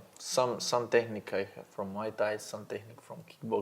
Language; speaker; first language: English; non-native, learner; Slovenian